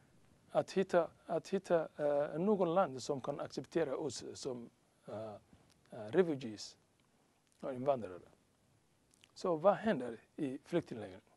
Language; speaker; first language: Swedish; non-native, learner; Somali